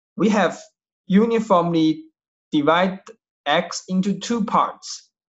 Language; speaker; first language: English; non-native, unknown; Chinese